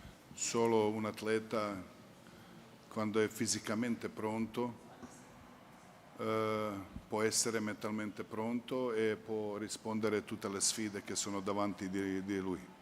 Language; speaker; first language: Italian; non-native, fluent; Croatian